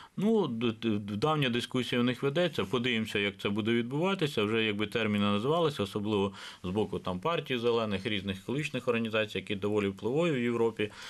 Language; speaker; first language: Ukrainian; native; Ukrainian